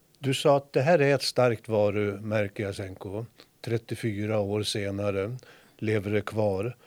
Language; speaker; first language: Swedish; native; Swedish